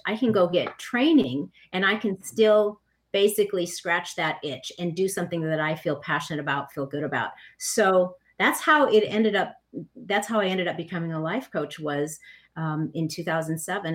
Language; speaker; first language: English; native; English